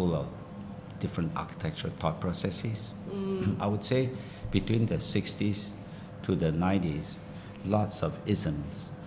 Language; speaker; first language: English; non-native, local second language; Min Nan Chinese